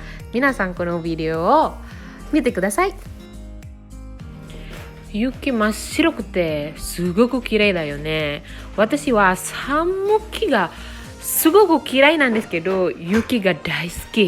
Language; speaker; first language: Japanese; non-native, fluent; Indonesian